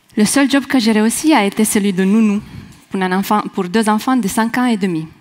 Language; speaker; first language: French; non-native, fluent; Romanian